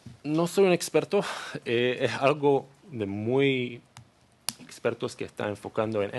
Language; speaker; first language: Spanish; non-native, learner; Hebrew